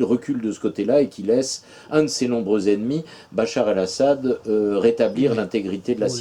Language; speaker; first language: French; native; French